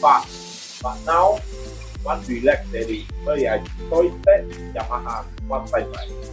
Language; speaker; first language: English; non-native, learner; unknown